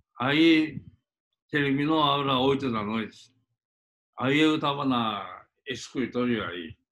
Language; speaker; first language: Portuguese; non-native, fluent; Japanese